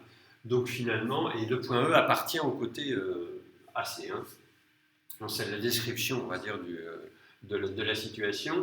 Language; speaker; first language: French; native; French